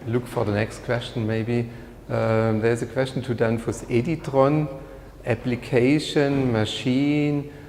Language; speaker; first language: English; non-native, fluent; German